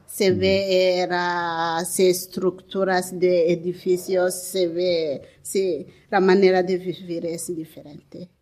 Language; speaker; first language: Spanish; non-native, learner; Kinyarwanda